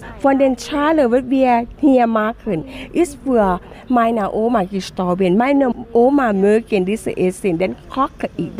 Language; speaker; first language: German; non-native, learner; Thai